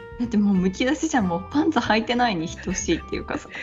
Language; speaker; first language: Japanese; native; Japanese